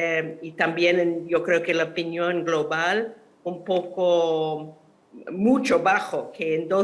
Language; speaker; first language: Spanish; non-native, fluent; English